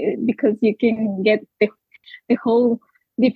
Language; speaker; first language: English; non-native, learner; Spanish